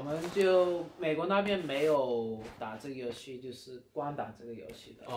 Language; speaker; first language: Chinese; early bilingual, heritage; Chinese